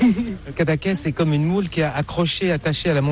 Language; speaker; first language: French; native; French